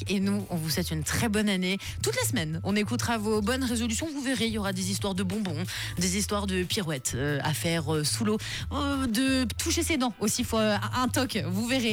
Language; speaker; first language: French; native; French